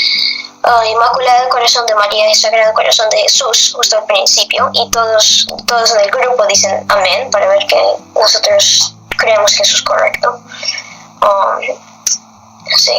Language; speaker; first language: Spanish; non-native, fluent; English